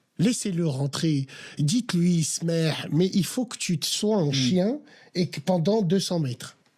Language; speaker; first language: French; early bilingual, other home language; Arabic